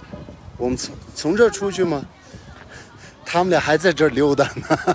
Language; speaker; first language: Chinese; non-native, fluent; Mongolian